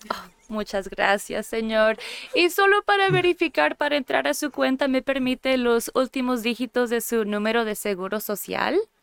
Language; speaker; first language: Spanish; non-native, fluent; English